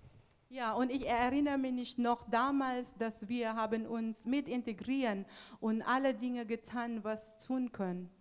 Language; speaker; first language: German; non-native, fluent; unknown